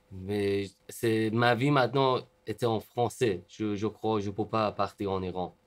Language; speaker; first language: French; non-native, learner; Persian